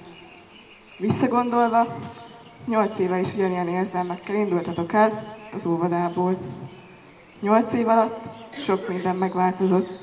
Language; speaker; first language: Hungarian; native; Hungarian